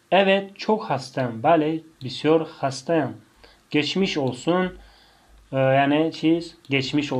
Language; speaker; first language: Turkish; non-native, fluent; Tajik